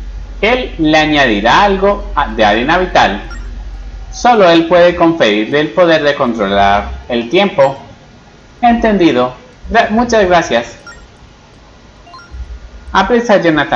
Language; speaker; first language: Spanish; native; Spanish